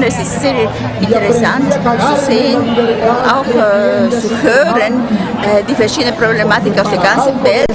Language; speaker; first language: German; non-native, fluent; Spanish